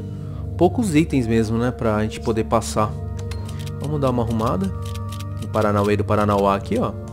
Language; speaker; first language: Portuguese; native; Portuguese